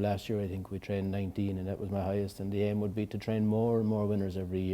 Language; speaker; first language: English; native; English